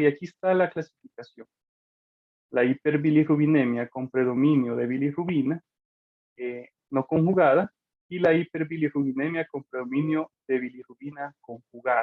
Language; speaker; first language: Spanish; native; Spanish